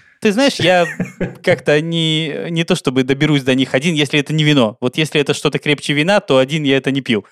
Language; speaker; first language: Russian; native; Russian